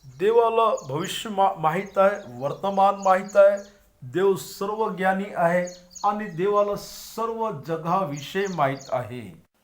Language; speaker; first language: Marathi; non-native, local second language; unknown